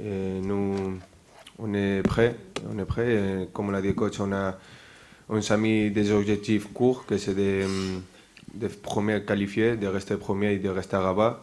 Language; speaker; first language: French; non-native, fluent; Spanish